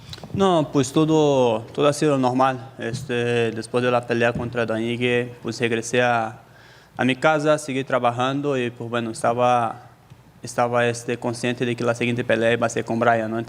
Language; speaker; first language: Spanish; native; Spanish